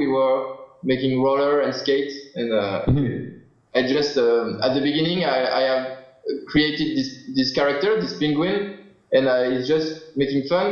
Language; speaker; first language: English; non-native, learner; French